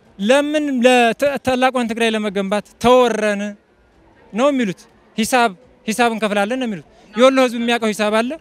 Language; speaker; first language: Amharic; native; Amharic